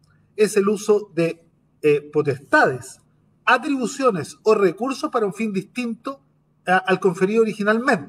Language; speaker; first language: Spanish; native; Spanish